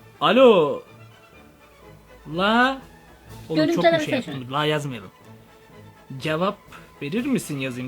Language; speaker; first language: Turkish; native; Turkish